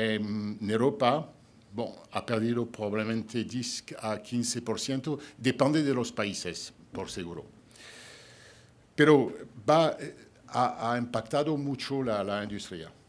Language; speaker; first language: Spanish; non-native, fluent; French